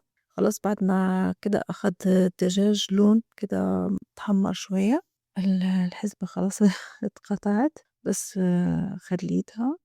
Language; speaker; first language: Arabic; native; Arabic